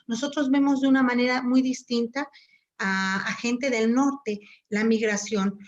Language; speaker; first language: Spanish; native; Spanish